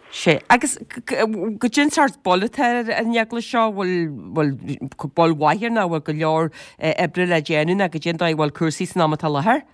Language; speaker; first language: Irish; native; Irish